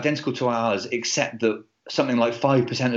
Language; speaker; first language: English; native; English